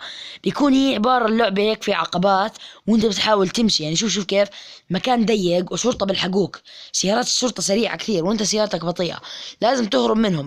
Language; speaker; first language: Arabic; native; Arabic